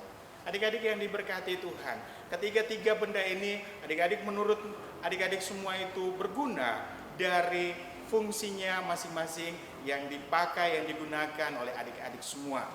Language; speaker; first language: Indonesian; native; Indonesian